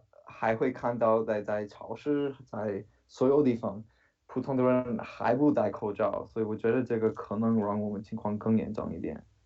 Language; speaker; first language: Chinese; non-native, fluent; English